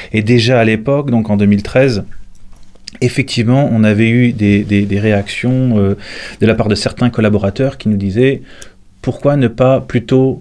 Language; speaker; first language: French; native; French